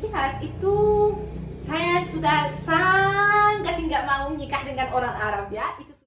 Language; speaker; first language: Indonesian; non-native, learner; Arabic